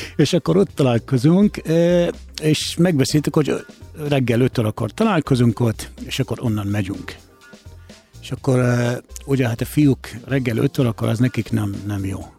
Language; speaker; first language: Hungarian; non-native, fluent; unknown